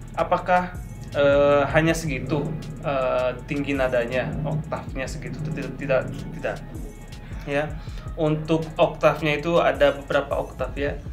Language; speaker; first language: Indonesian; native; Indonesian